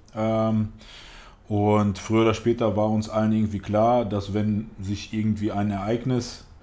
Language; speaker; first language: German; early bilingual, other home language; Russian